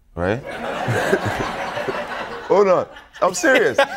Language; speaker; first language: English; non-native, local second language; Yoruba